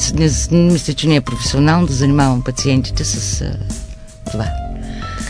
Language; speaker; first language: Bulgarian; native; Bulgarian